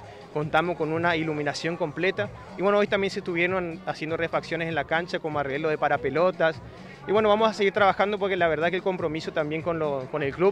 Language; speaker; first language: Spanish; native; Spanish